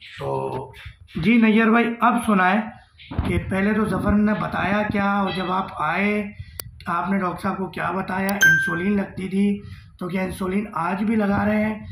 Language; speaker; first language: Urdu; native; Urdu